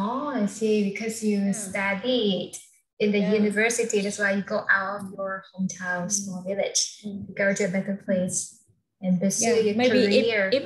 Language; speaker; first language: English; non-native, fluent; Vietnamese